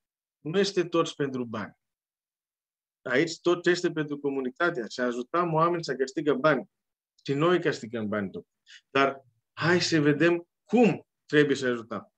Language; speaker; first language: Romanian; non-native, learner; Greek